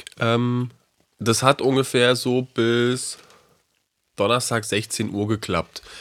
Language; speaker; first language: German; native; German